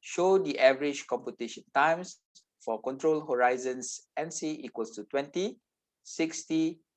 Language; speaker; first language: English; non-native, local second language; Malay